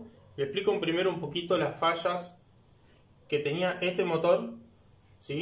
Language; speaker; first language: Spanish; native; Spanish